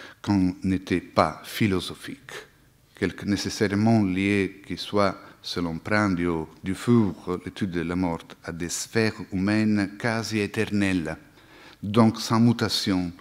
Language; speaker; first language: French; non-native, fluent; Italian